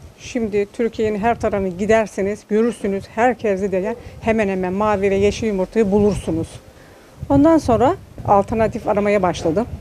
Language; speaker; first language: Turkish; native; Turkish